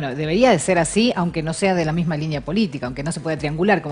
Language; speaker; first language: Spanish; native; Spanish